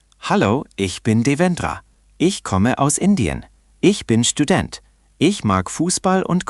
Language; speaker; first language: German; non-native, learner; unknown